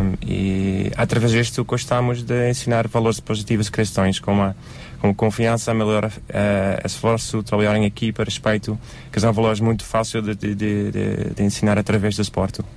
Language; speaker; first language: Portuguese; non-native, learner; Dutch